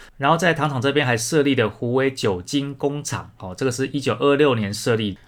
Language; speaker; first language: Chinese; native; Chinese